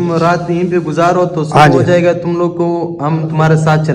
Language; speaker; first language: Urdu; non-native, local second language; Pashto